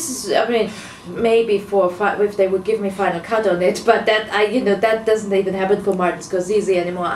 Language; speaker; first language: English; non-native, fluent; German